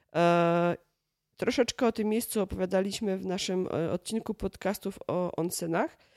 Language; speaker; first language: Polish; native; Polish